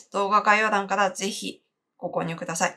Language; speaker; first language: Japanese; native; Japanese